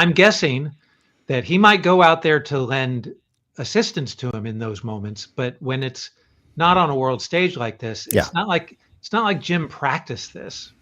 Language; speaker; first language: English; native; English